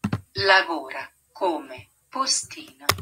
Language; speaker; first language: Italian; non-native, learner; English